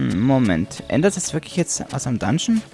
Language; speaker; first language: German; native; German